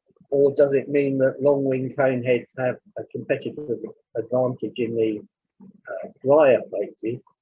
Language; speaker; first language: English; native; English